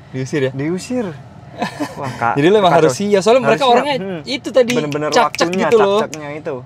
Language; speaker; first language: Indonesian; native; Indonesian